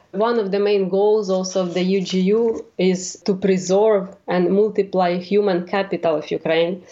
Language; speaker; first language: English; non-native, fluent; Ukrainian